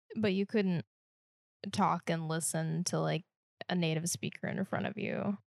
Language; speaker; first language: English; native; English